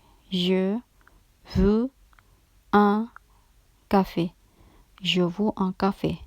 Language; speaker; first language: French; non-native, fluent; Urdu